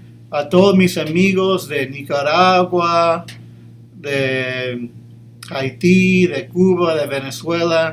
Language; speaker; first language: Spanish; early bilingual, heritage; English